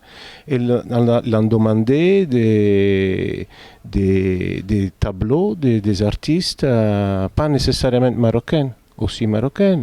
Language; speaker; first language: French; non-native, fluent; Italian